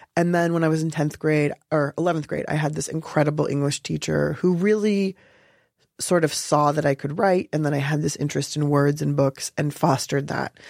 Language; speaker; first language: English; native; English